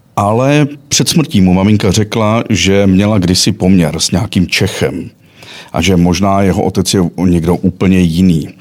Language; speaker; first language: Czech; native; Czech